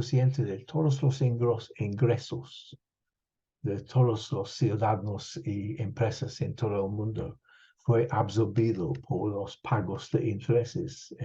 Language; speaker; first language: Spanish; non-native, fluent; English